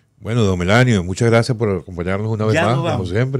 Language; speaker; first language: Spanish; native; Spanish